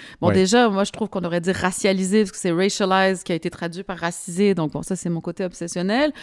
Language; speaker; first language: French; native; French